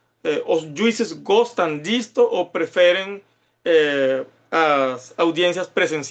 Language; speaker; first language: Portuguese; non-native, fluent; Spanish